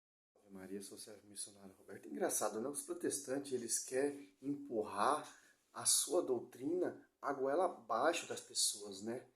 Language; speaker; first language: Portuguese; native; Portuguese